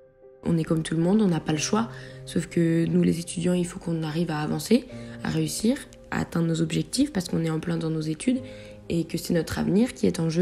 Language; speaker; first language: French; native; French